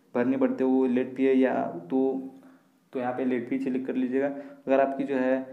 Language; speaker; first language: Hindi; non-native, local second language; Marathi